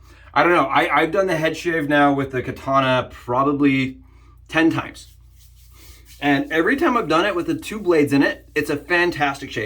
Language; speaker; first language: English; native; English